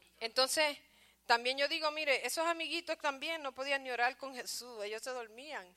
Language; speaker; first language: Spanish; early bilingual, heritage; Spanish